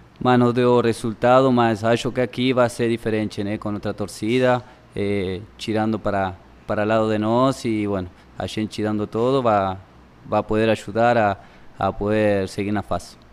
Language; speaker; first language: Portuguese; non-native, learner; Spanish